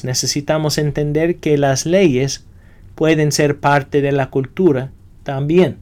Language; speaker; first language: Spanish; non-native, fluent; English